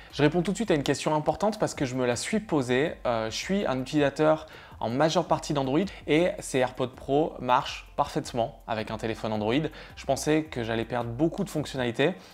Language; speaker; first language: French; native; French